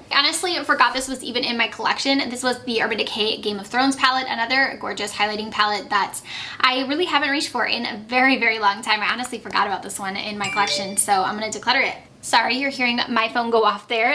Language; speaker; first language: English; native; English